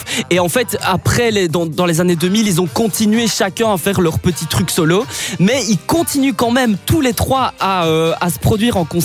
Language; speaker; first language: French; native; French